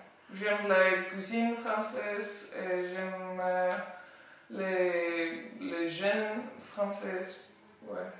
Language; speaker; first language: French; non-native, learner; Estonian